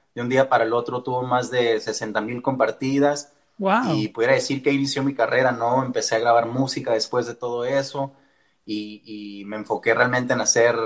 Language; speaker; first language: Spanish; early bilingual, heritage; Spanish